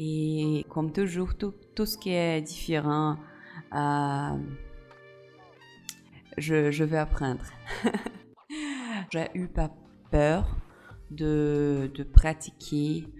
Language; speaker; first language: French; non-native, fluent; Portuguese